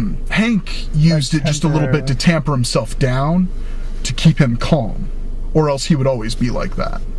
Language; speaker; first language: English; native; English